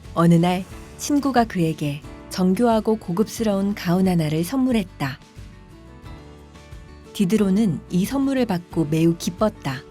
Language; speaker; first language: Korean; native; Korean